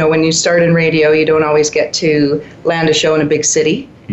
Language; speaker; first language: English; native; English